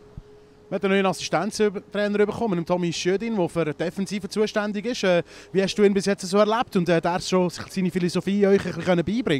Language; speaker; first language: German; native; German